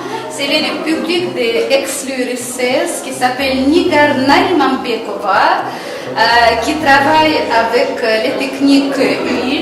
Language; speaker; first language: French; non-native, fluent; Russian